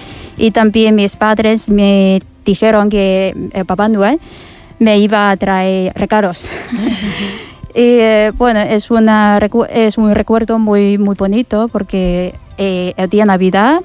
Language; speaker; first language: Spanish; non-native, fluent; Chinese